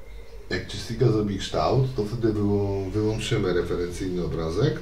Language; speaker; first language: Polish; native; Polish